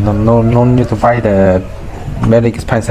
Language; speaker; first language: English; non-native, learner; Chinese